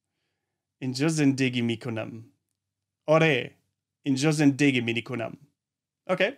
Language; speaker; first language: Persian; non-native, learner; German